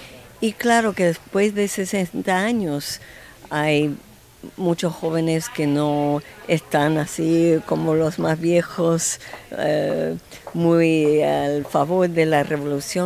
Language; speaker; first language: Spanish; non-native, fluent; English